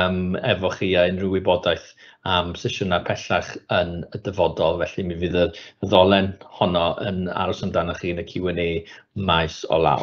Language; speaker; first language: Welsh; native; Welsh